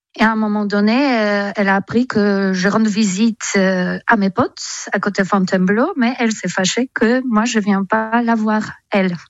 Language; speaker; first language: French; non-native, fluent; Polish